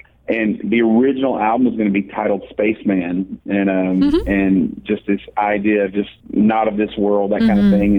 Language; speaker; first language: English; native; English